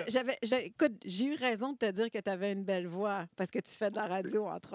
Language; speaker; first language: French; native; French